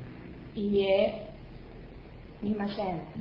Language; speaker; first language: Japanese; non-native, learner; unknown